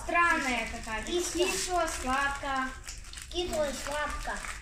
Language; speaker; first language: Russian; early bilingual, heritage; Russian